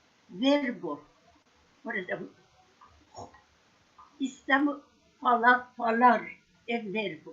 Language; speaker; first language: Portuguese; non-native, fluent; Persian